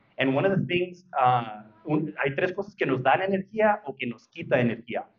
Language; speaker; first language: Spanish; early bilingual, heritage; Spanish